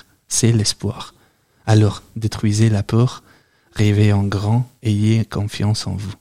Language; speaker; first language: French; non-native, fluent; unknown